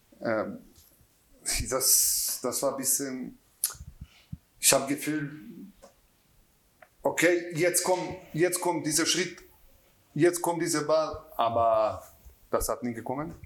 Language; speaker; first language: German; non-native, learner; Croatian